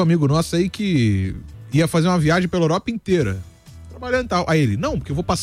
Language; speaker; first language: Portuguese; native; Portuguese